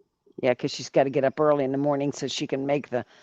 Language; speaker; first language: English; native; English